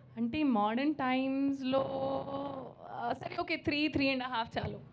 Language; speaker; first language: Telugu; non-native, local second language; Hindi